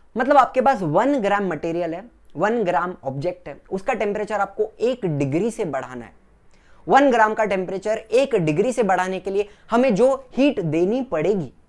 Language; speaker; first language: Hindi; non-native, local second language; Gujarati